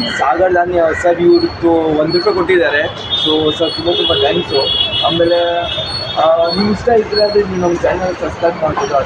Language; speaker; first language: Kannada; non-native, local second language; Hindi